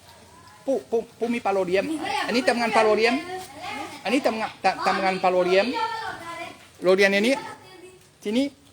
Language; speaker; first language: Thai; non-native, learner; French